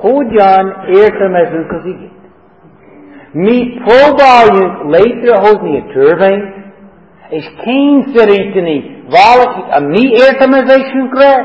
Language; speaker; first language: Hungarian; non-native, fluent; English